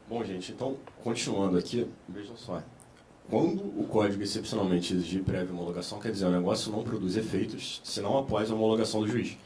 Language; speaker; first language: Portuguese; native; Portuguese